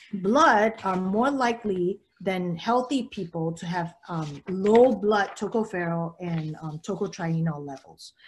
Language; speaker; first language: English; early bilingual, other home language; Chinese